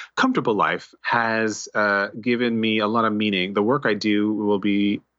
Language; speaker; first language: English; native; English